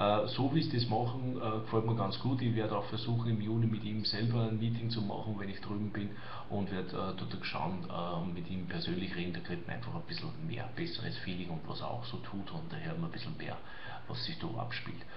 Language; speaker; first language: German; native; German